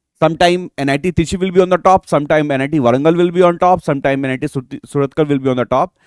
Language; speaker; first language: English; non-native, local second language; Hindi